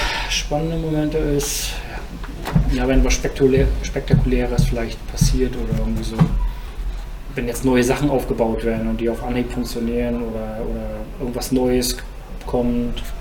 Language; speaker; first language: German; native; German